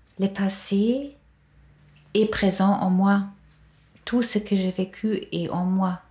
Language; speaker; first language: French; non-native, fluent; German